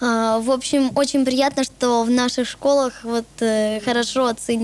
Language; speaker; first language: Russian; native; Russian